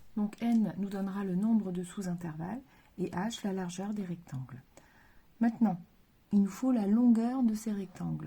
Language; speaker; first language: French; native; French